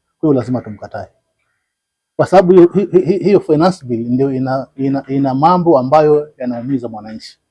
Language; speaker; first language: Swahili; non-native, local second language; Giryama